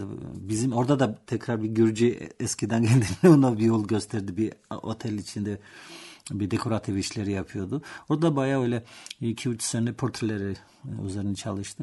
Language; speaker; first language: Turkish; non-native, learner; Georgian